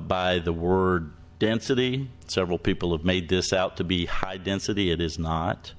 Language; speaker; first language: English; native; English